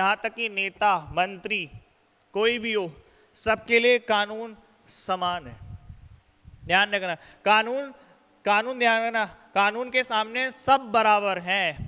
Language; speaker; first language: Hindi; native; Hindi